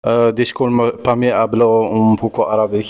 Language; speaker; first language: Spanish; non-native, learner; Arabic